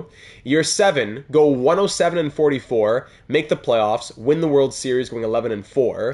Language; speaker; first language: English; native; English